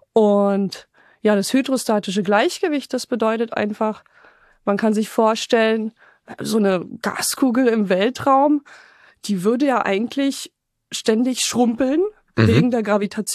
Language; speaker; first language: German; native; German